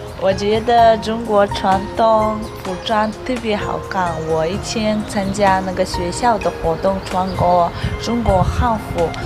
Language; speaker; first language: Chinese; non-native, fluent; Russian